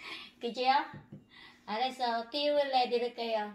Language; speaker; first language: Korean; non-native, learner; Filipino